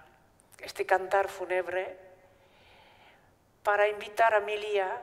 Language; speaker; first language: Spanish; non-native, fluent; Basque